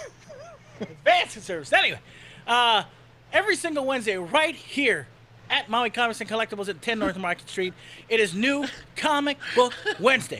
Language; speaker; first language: English; native; English